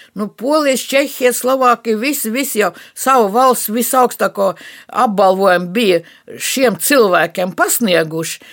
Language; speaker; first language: Latvian; non-native, local second language; Russian